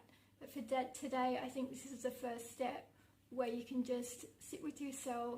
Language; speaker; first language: English; native; English